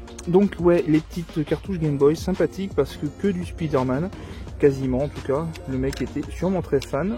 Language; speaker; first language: French; native; French